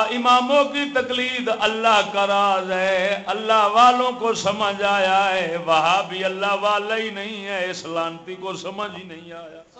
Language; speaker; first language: Urdu; non-native, local second language; Punjabi